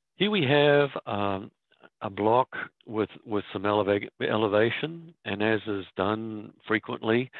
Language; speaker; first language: English; native; English